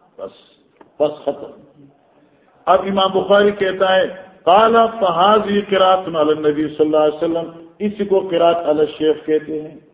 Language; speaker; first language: Urdu; non-native, local second language; Northern Hindko